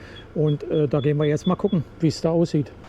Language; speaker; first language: German; native; German